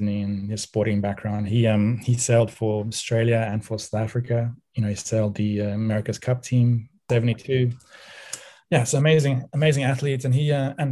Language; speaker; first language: English; native; English